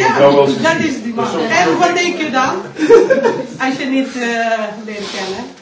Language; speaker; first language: Dutch; non-native, learner; Indonesian